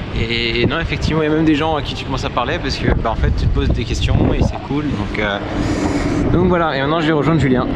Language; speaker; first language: French; native; French